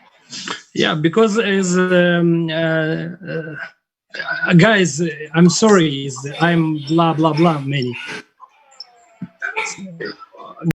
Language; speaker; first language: English; non-native, learner; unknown